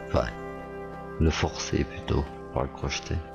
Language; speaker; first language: French; native; French